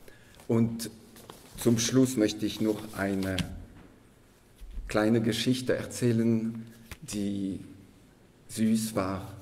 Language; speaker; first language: German; non-native, local second language; French